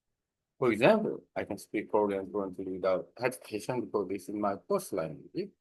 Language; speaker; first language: English; non-native, learner; Korean